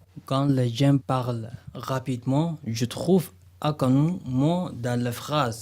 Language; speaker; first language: French; non-native, learner; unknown